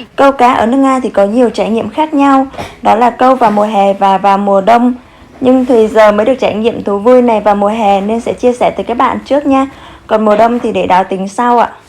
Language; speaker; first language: Vietnamese; native; Vietnamese